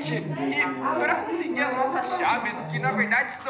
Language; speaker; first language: Portuguese; native; Portuguese